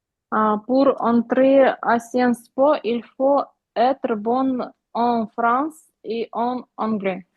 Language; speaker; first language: French; non-native, learner; Ukrainian